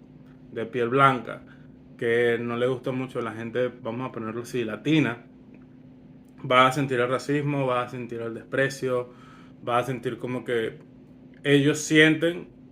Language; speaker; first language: Spanish; early bilingual, other home language; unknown